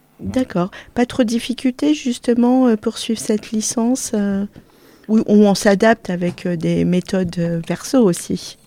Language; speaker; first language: French; native; French